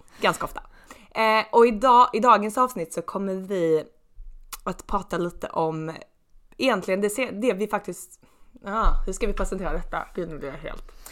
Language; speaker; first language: Swedish; native; Swedish